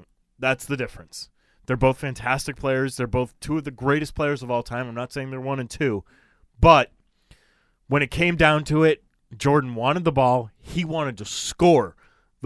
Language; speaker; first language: English; native; English